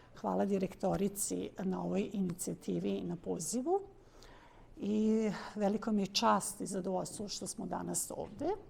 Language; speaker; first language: Bosnian; non-native, local second language; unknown